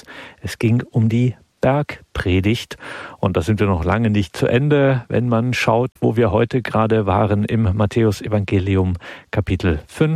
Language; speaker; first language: German; native; German